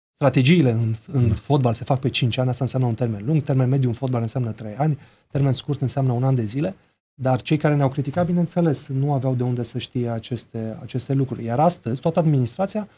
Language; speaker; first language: Romanian; native; Romanian